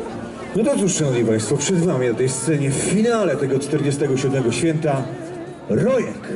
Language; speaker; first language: Polish; native; Polish